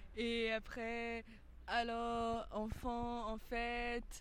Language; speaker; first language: French; non-native, fluent; Portuguese